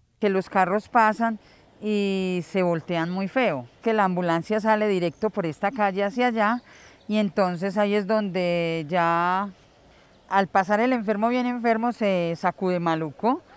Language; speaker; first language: Spanish; native; Spanish